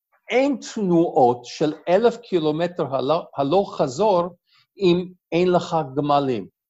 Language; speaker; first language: Hebrew; non-native, fluent; English